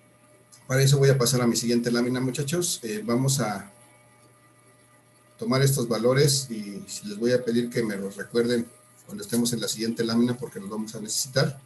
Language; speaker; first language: Spanish; native; Spanish